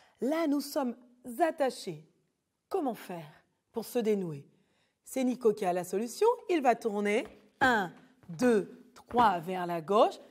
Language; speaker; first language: French; native; French